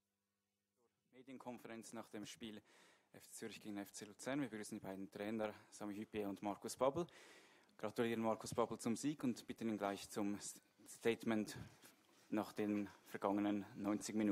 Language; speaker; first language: German; native; German